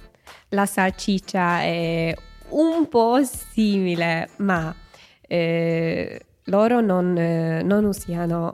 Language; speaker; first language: Italian; non-native, learner; Hungarian